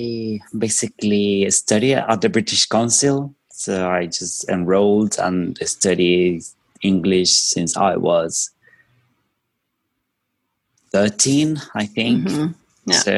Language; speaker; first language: English; non-native, fluent; Spanish